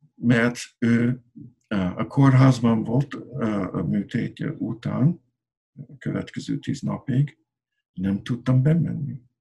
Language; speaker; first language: Hungarian; non-native, learner; English